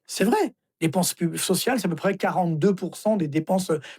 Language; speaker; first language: French; native; French